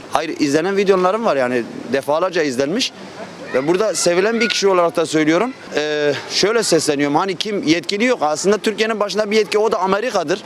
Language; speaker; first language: Turkish; non-native, local second language; Kurdish